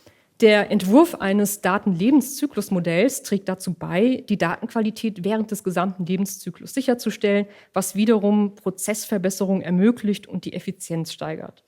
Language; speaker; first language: German; native; German